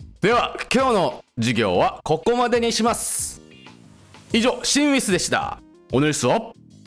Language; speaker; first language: Japanese; non-native, fluent; Korean